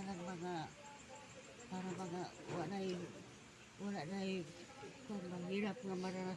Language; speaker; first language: Filipino; non-native, local second language; Cebuano